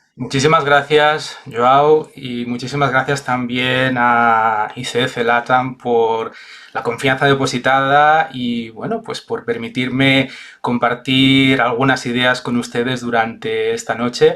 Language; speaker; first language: Spanish; native; Spanish